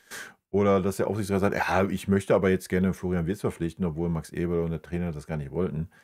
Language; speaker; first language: German; native; German